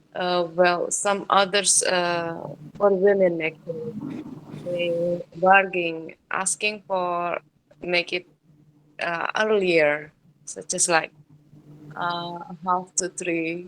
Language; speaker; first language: English; non-native, learner; Indonesian